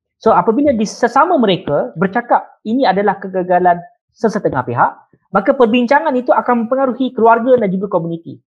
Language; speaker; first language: Malay; native; Malay